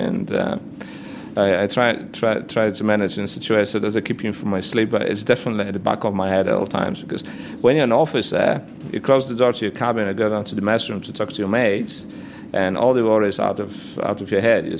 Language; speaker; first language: English; non-native, fluent; Polish